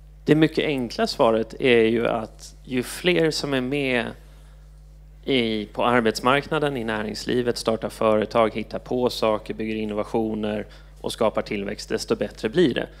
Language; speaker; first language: Swedish; native; Swedish